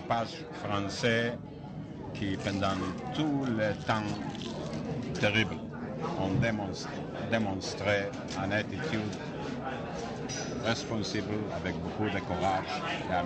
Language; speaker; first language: French; non-native, fluent; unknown